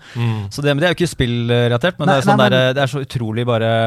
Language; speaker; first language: Norwegian; native; Norwegian